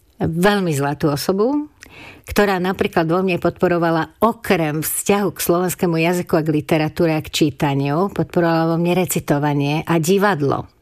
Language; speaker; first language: Slovak; non-native, local second language; Hungarian